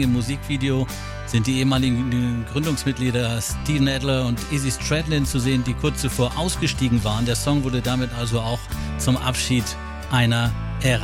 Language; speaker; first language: German; native; German